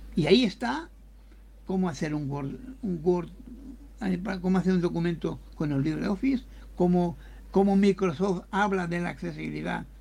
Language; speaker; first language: Spanish; native; Spanish